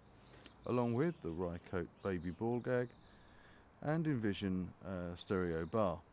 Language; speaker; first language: English; native; English